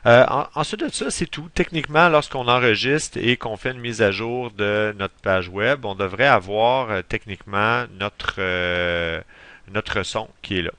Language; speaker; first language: French; native; French